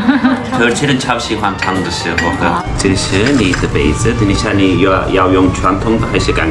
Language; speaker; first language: Chinese; non-native, fluent; Turkish